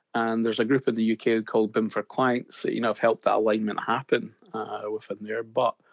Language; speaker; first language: English; native; English